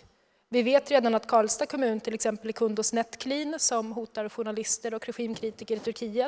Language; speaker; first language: Swedish; native; Swedish